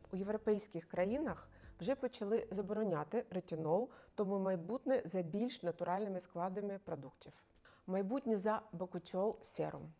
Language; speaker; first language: Ukrainian; non-native, local second language; Russian